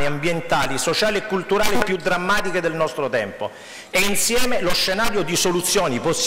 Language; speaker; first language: Italian; native; Italian